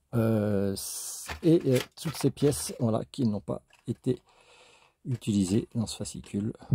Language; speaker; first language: French; native; French